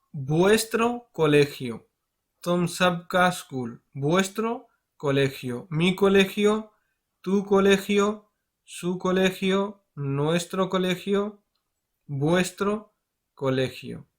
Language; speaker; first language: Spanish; non-native, fluent; Urdu